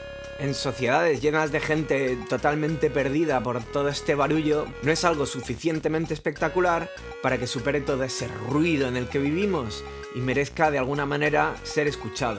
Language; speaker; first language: Spanish; native; Spanish